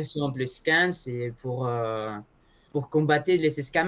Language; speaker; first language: French; non-native, learner; Spanish